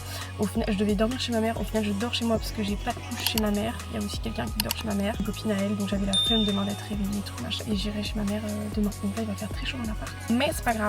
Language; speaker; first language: French; native; French